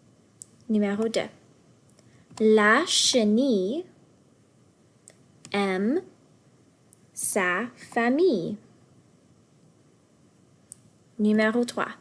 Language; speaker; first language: French; non-native, fluent; English